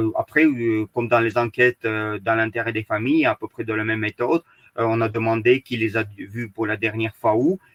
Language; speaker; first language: French; early bilingual, other home language; Azerbaijani